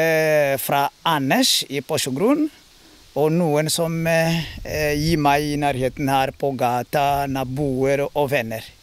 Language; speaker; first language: Norwegian; non-native, learner; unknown